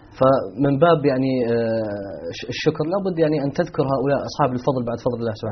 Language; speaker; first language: Arabic; native; Arabic